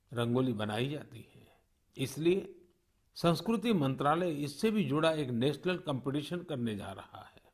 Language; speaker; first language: Hindi; non-native, local second language; Gujarati